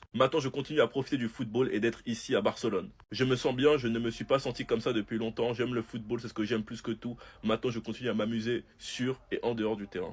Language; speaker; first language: French; native; French